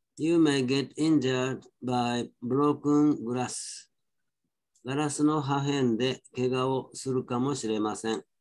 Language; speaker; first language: Japanese; native; Japanese